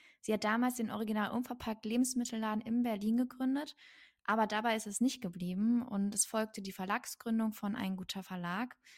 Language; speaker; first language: German; native; German